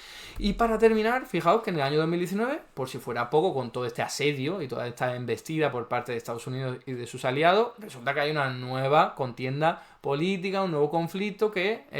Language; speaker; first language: Spanish; native; Spanish